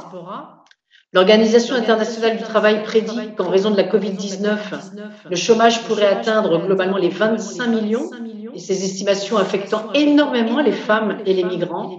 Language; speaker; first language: French; native; French